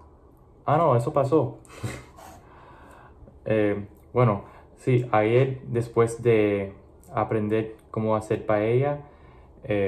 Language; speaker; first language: Spanish; non-native, learner; English